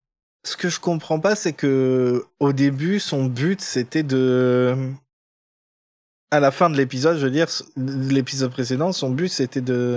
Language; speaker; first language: French; native; French